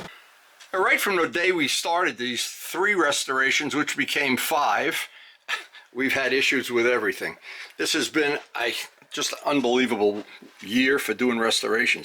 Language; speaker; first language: English; native; English